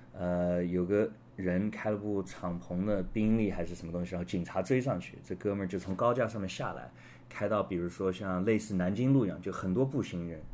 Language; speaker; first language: Chinese; early bilingual, heritage; Chinese